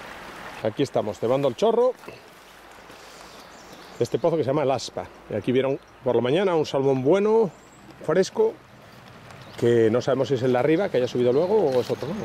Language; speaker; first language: Spanish; native; Spanish